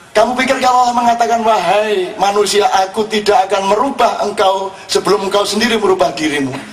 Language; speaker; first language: Indonesian; non-native, local second language; Javanese